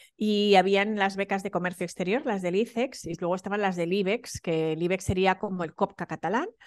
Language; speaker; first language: Spanish; early bilingual, other home language; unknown